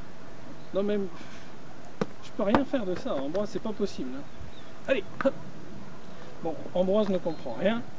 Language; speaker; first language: French; native; French